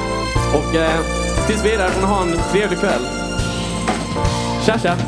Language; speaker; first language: Swedish; native; Swedish